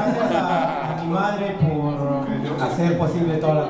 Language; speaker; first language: Spanish; early bilingual, heritage; Spanish